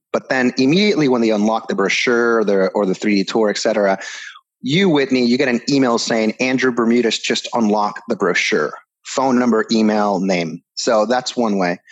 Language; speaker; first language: English; early bilingual, other home language; Spanish